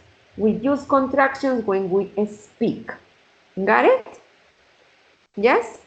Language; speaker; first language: English; non-native, fluent; Spanish